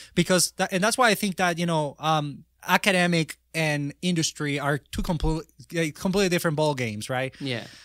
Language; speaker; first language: English; non-native, fluent; Spanish